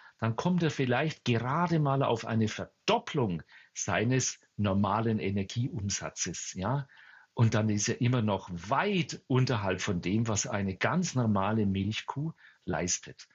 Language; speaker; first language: German; native; German